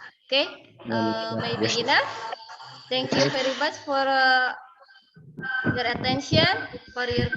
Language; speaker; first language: English; non-native, learner; Indonesian